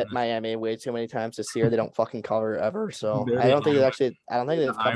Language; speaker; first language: English; native; English